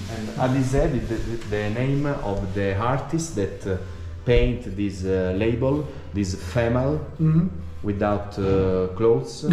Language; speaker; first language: English; non-native, learner; Italian